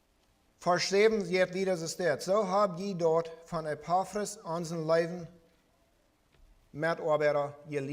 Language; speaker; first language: German; non-native, learner; Plautdietsch